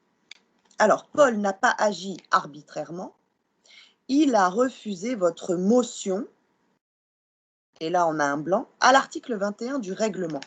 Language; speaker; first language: French; non-native, local second language; Arabic